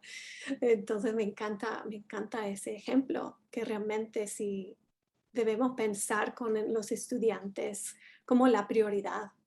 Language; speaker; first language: Spanish; non-native, fluent; English